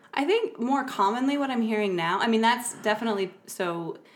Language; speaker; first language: English; native; English